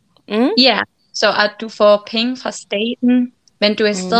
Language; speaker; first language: Danish; non-native, fluent; Finnish